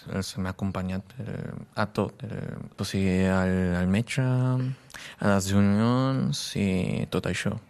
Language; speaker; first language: Catalan; early bilingual, other home language; Chinese